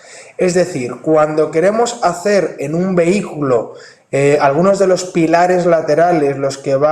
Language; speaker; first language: Spanish; native; Spanish